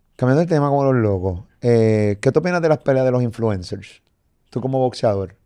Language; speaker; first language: Spanish; native; Spanish